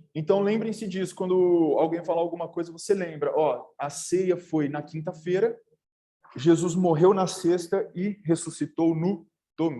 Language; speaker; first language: Portuguese; native; Portuguese